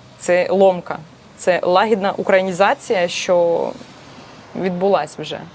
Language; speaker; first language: Ukrainian; non-native, local second language; Russian